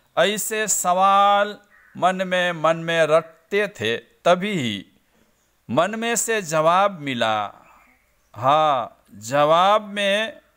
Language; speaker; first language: Hindi; non-native, local second language; Gujarati